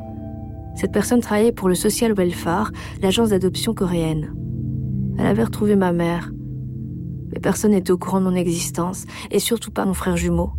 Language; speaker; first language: French; native; French